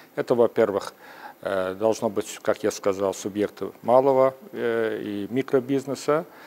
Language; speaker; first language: Russian; non-native, local second language; Azerbaijani